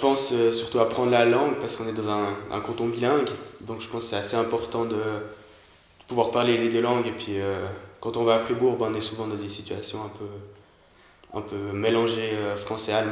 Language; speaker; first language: French; native; French